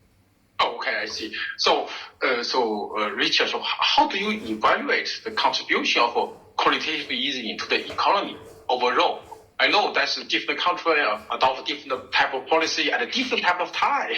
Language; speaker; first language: English; non-native, fluent; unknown